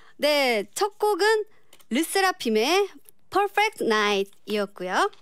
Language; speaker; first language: Korean; native; Korean